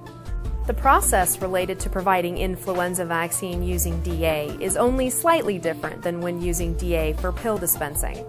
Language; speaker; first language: English; native; English